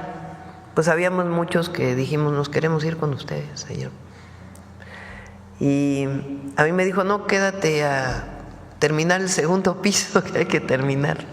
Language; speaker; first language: Spanish; native; Spanish